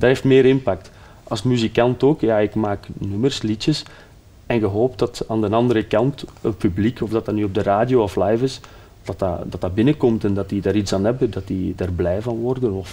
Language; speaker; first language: Dutch; native; Dutch